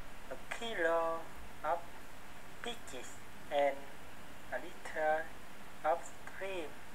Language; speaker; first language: English; non-native, learner; Vietnamese